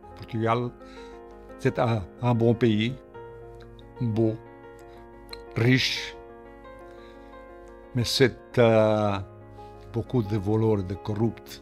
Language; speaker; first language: French; non-native, learner; Portuguese